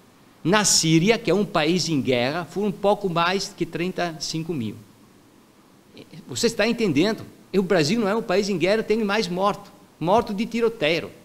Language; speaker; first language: Portuguese; non-native, fluent; Italian